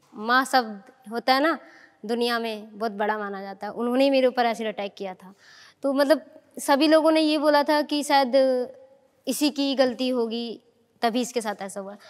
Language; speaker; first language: Hindi; native; Hindi